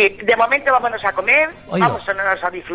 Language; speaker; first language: Spanish; native; Spanish